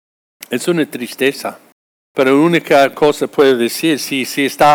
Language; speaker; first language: Spanish; non-native, fluent; English